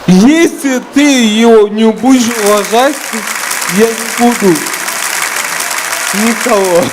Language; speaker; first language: Russian; non-native, local second language; Turkmen